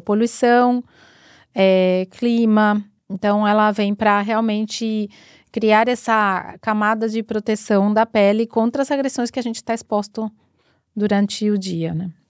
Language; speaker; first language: Portuguese; non-native, fluent; Spanish